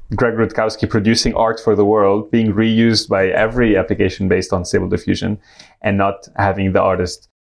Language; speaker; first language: English; non-native, fluent; Arabic